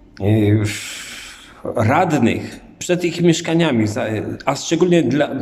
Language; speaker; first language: Polish; native; Polish